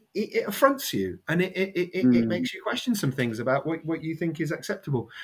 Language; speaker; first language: English; native; English